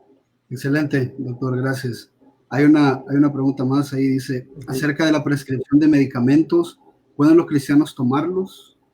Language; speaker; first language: Spanish; native; Spanish